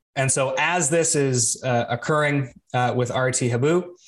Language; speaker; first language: English; native; English